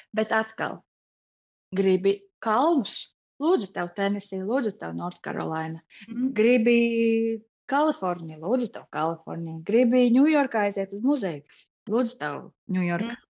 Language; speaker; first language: Latvian; native; Latvian